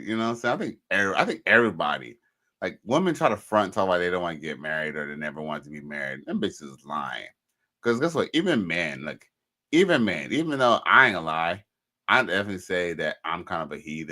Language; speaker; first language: English; native; English